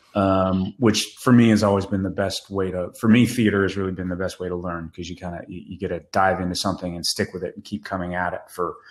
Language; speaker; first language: English; native; English